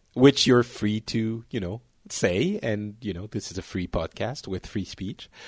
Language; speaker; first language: English; non-native, fluent; French